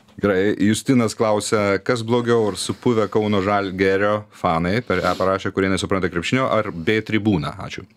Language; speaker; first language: Lithuanian; native; Lithuanian